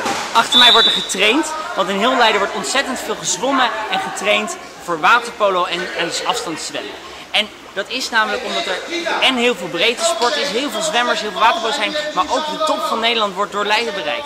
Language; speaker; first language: Dutch; native; Dutch